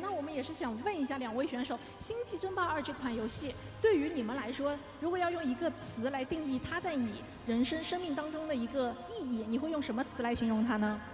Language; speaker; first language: Chinese; native; Chinese